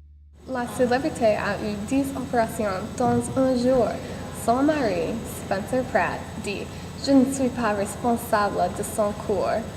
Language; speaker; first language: French; non-native, learner; English